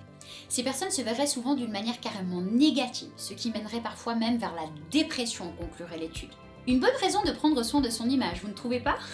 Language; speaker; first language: French; native; French